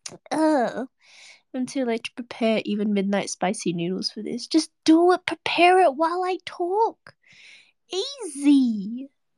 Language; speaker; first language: English; native; English